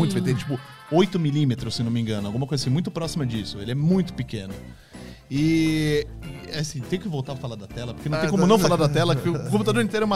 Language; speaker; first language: Portuguese; native; Portuguese